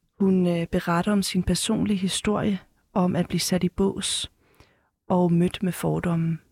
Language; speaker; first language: Danish; early bilingual, heritage; Danish